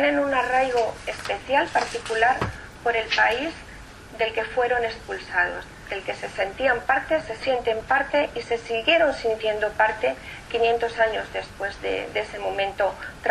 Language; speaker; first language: Spanish; native; Spanish